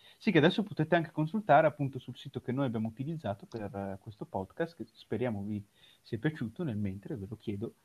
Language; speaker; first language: Italian; native; Italian